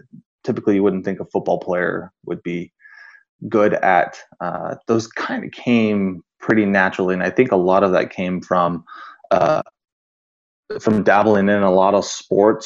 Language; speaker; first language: English; native; English